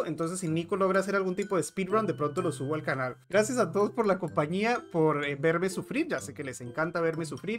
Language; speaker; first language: Spanish; native; Spanish